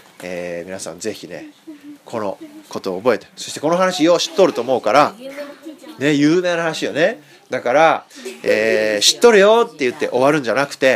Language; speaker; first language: Japanese; native; Japanese